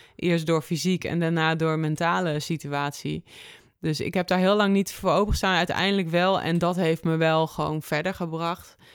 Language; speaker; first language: Dutch; native; Dutch